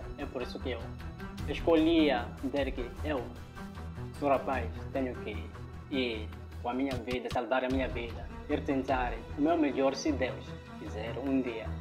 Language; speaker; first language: Portuguese; non-native, local second language; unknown